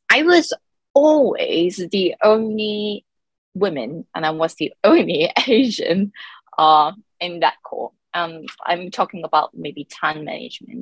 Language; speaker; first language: English; non-native, local second language; Cantonese